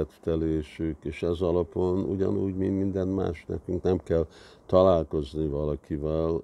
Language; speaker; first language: Hungarian; early bilingual, heritage; Hungarian